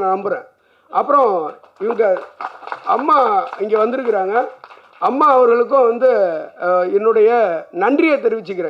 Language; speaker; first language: Tamil; native; Tamil